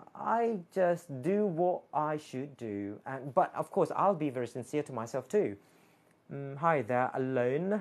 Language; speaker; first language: English; non-native, fluent; Thai